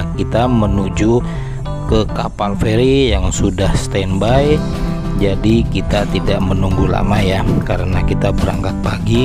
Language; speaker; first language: Indonesian; native; Indonesian